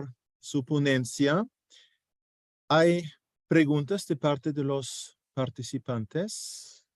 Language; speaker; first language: Spanish; non-native, fluent; German